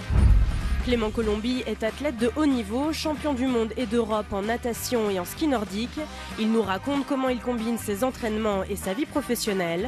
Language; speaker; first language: French; native; French